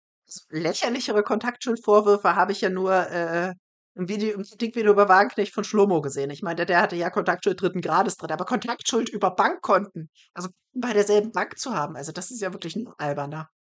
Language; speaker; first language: German; native; German